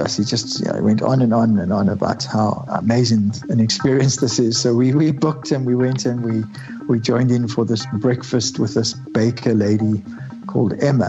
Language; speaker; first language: English; native; English